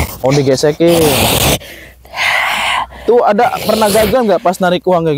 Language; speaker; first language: Indonesian; non-native, local second language; Sundanese